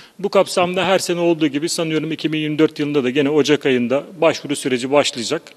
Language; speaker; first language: Turkish; native; Turkish